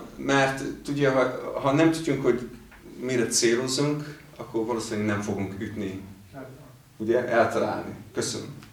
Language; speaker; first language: Hungarian; non-native, fluent; English